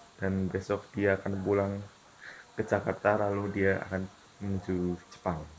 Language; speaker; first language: Indonesian; native; Indonesian